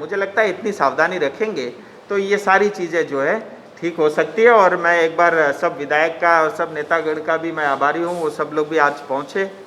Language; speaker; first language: Hindi; non-native, local second language; Nepali